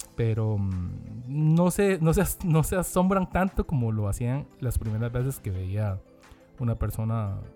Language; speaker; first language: Spanish; non-native, fluent; Korean